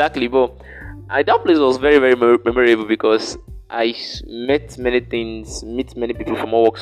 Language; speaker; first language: English; non-native, local second language; Yoruba